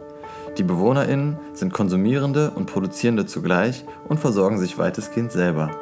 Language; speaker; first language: German; native; German